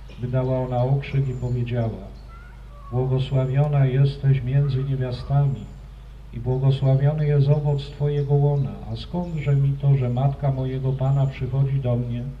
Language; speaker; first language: Polish; native; Polish